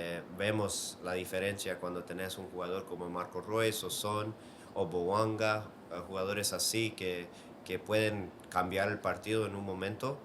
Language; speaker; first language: Spanish; early bilingual, heritage; English